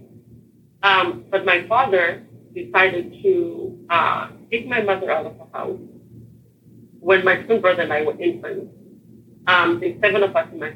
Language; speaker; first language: English; non-native, local second language; Shona